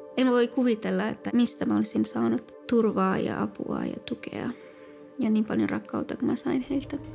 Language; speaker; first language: Finnish; non-native, fluent; Persian